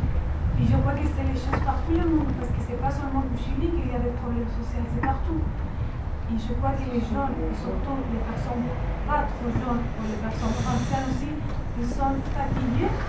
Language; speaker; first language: French; non-native, fluent; Spanish